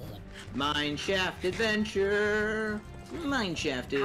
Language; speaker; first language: English; native; English